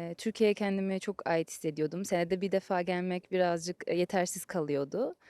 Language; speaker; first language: Turkish; early bilingual, heritage; Turkish